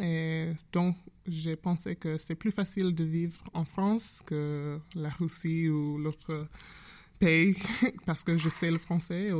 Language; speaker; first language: French; non-native, learner; English